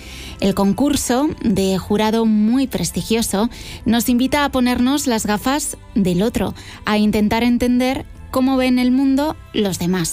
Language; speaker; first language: Spanish; native; Spanish